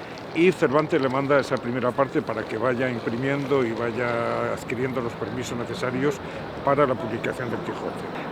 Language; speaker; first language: Spanish; native; Spanish